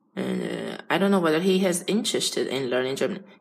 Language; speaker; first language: English; non-native, learner; Chinese